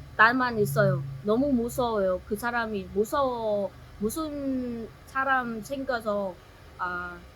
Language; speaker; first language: Korean; non-native, learner; Vietnamese